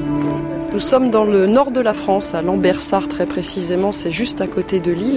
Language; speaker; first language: French; native; French